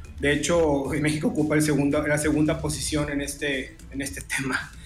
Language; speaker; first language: Spanish; native; Spanish